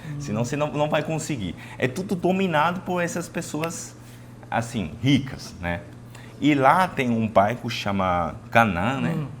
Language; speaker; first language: Portuguese; non-native, fluent; Chinese